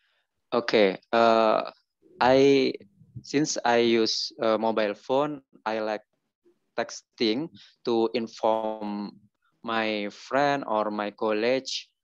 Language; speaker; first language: English; non-native, learner; Indonesian